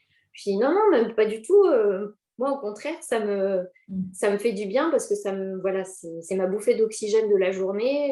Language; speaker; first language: French; native; French